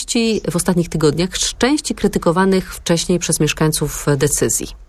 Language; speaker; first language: Polish; native; Polish